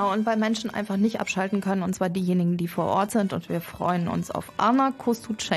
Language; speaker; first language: German; native; German